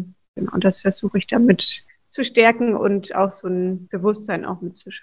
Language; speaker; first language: German; native; German